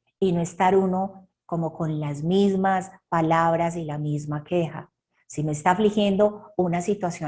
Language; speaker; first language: Spanish; native; Spanish